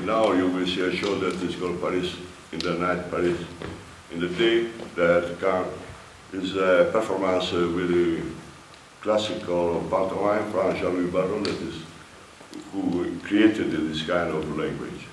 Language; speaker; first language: English; non-native, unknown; Italian